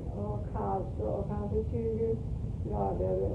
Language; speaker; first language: Swedish; early bilingual, other home language; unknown